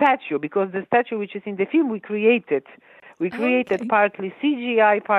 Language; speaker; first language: English; non-native, fluent; Polish